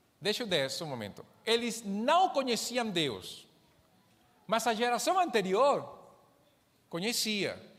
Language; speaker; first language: Portuguese; non-native, fluent; Spanish